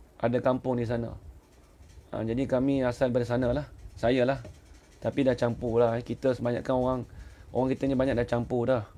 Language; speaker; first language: Malay; native; Malay